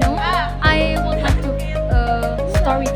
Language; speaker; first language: English; non-native, learner; Indonesian